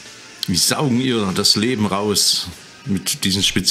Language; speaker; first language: German; native; German